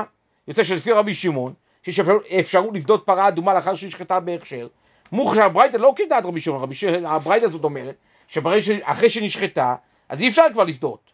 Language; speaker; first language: Hebrew; native; Hebrew